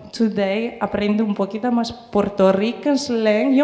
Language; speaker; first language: English; non-native, fluent; Turkish